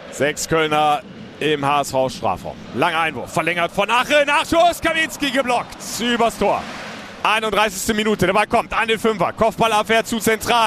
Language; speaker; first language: German; native; German